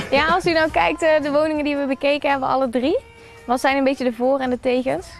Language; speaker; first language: Dutch; native; Dutch